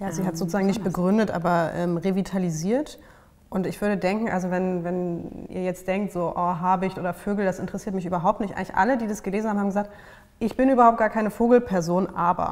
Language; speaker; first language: German; native; German